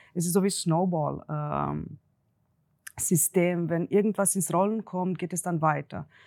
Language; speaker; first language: German; non-native, fluent; Slovenian